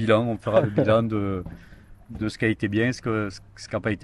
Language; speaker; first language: French; native; French